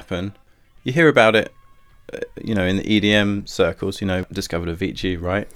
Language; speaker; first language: English; native; English